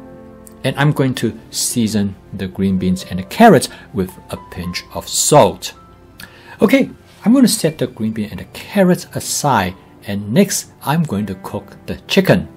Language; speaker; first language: English; non-native, fluent; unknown